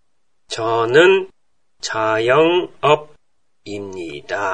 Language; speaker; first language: Korean; non-native, fluent; Japanese